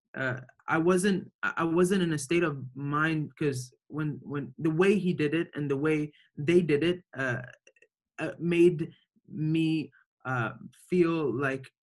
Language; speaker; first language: English; early bilingual, other home language; Arabic